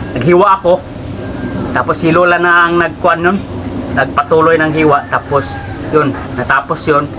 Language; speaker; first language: Filipino; native; Filipino